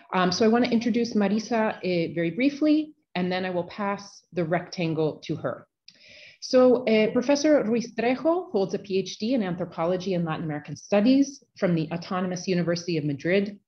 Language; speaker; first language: English; native; English